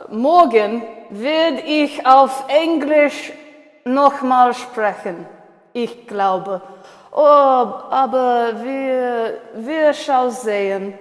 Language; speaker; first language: German; non-native, learner; English